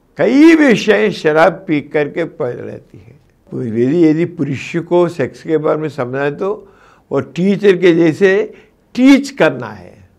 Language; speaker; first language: Hindi; non-native, local second language; Telugu